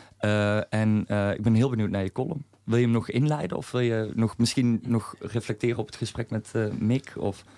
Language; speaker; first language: Dutch; native; Dutch